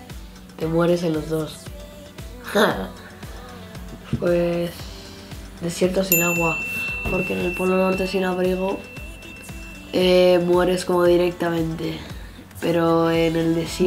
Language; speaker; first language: Spanish; early bilingual, heritage; Spanish